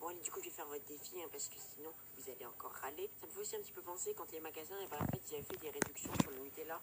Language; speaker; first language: French; native; French